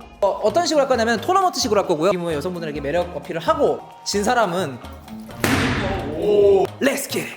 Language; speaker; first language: Korean; native; Korean